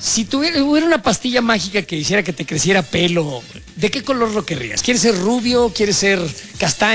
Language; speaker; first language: Spanish; native; Spanish